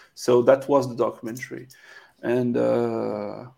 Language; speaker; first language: English; non-native, fluent; French